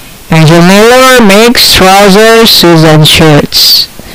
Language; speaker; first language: English; non-native, fluent; Indonesian